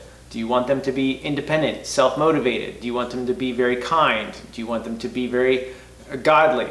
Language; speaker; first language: English; native; English